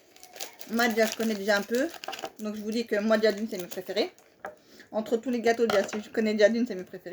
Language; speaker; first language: French; native; French